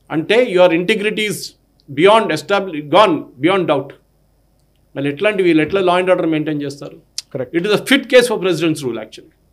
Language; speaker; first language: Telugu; non-native, local second language; Malayalam